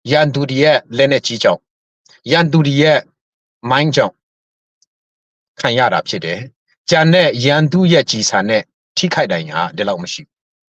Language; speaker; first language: Burmese; non-native, local second language; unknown